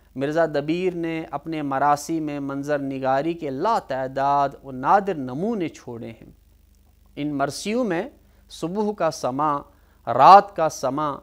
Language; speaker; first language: Urdu; non-native, local second language; Kashmiri